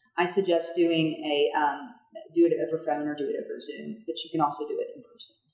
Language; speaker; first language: English; native; English